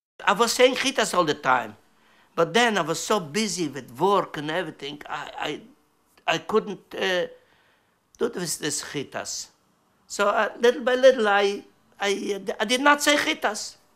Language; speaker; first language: English; non-native, learner; Yiddish